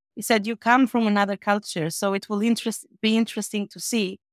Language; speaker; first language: English; non-native, fluent; Albanian